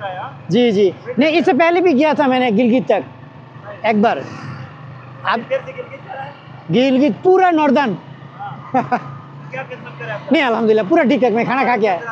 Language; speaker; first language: Hindi; non-native, fluent; Bangla